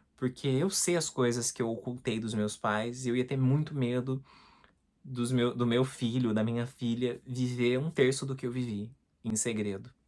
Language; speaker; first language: Portuguese; native; Portuguese